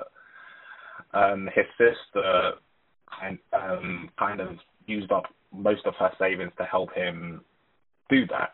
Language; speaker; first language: English; native; English